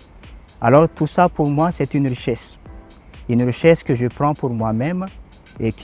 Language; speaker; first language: French; non-native, local second language; Malagasy